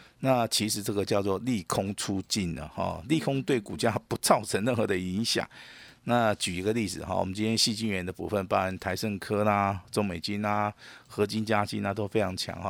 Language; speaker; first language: Chinese; native; Chinese